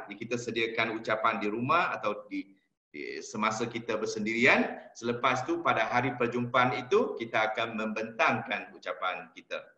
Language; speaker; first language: Malay; non-native, local second language; Chinese